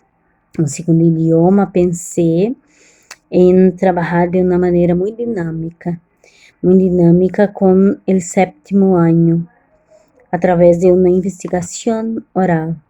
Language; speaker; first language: Spanish; non-native, learner; Portuguese